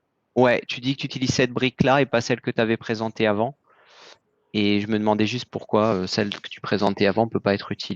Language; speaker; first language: French; native; French